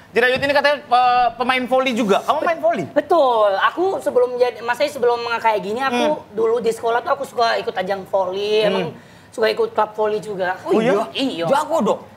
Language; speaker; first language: Indonesian; non-native, fluent; Thai